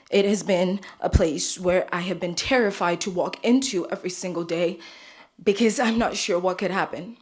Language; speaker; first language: English; early bilingual, other home language; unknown